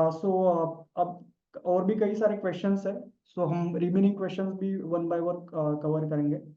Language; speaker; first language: Hindi; non-native, local second language; Marathi